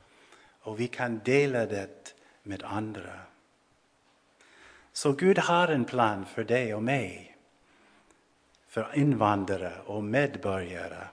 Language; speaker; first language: Swedish; non-native, fluent; English